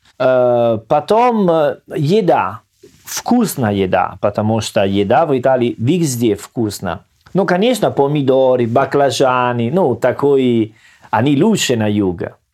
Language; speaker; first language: Russian; non-native, learner; Italian